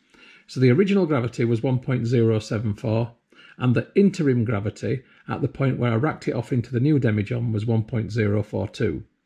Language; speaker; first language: English; native; English